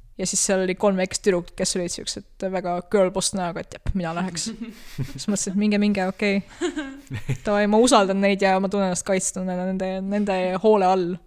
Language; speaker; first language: Estonian; non-native, local second language; Russian